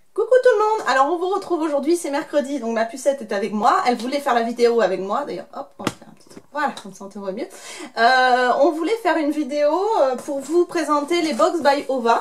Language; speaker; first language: French; native; French